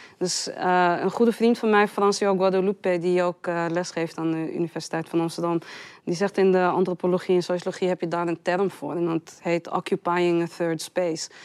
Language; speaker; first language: Dutch; early bilingual, other home language; Riffian